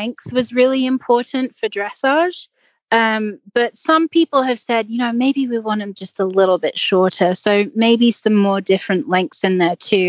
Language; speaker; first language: English; native; English